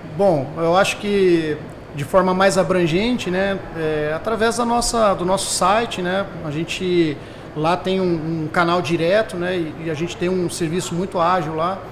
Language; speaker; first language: Portuguese; native; Portuguese